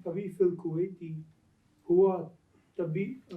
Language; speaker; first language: Arabic; non-native, learner; English